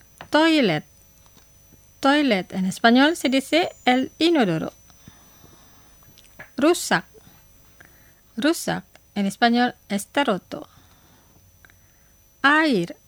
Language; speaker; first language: Spanish; non-native, fluent; Indonesian